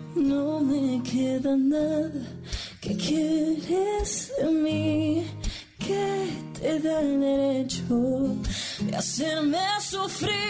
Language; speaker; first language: Spanish; native; Spanish